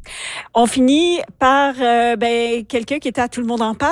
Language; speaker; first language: French; native; French